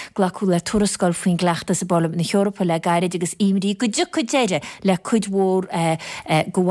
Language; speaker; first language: Irish; native; Irish